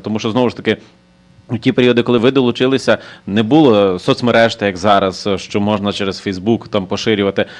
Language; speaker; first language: Ukrainian; native; Ukrainian